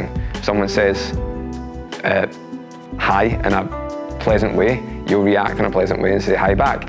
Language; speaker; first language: English; native; English